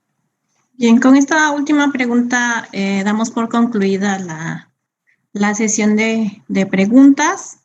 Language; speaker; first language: Spanish; native; Spanish